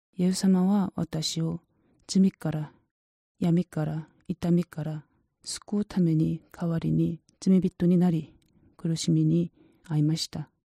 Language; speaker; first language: Japanese; non-native, learner; Korean